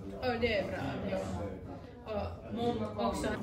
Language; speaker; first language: Swedish; non-native, learner; Finnish